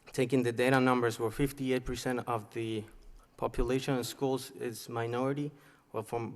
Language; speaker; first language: English; non-native, fluent; Spanish